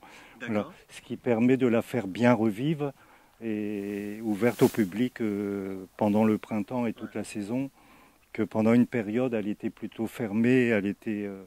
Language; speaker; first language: French; native; French